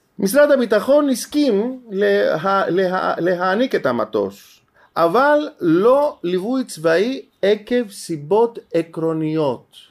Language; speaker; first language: Hebrew; non-native, fluent; Greek